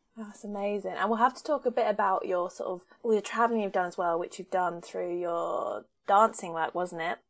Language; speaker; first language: English; native; English